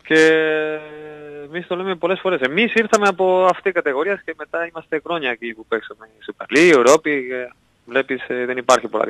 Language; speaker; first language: Greek; non-native, learner; Spanish